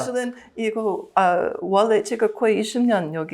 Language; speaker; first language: Korean; non-native, learner; English